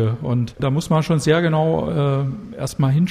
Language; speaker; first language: German; native; German